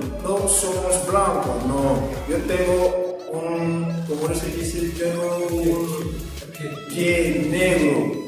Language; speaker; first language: Spanish; non-native, learner; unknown